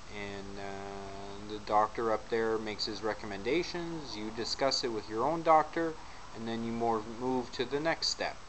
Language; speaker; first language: English; native; English